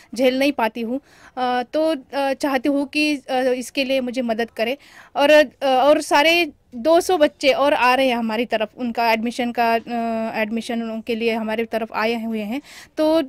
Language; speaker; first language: Hindi; non-native, local second language; Marathi